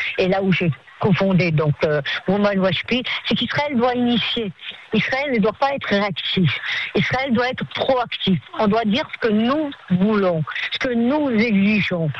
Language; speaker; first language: French; native; French